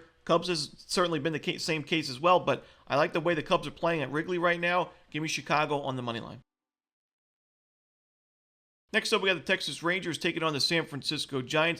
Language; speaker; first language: English; native; English